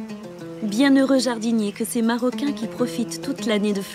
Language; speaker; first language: French; native; French